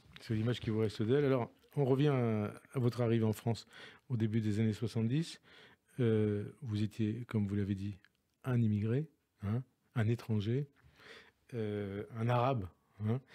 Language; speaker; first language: French; native; French